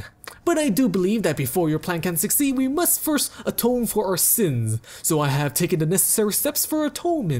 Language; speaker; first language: English; native; English